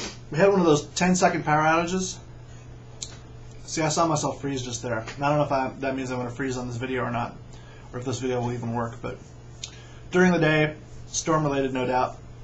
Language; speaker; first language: English; native; English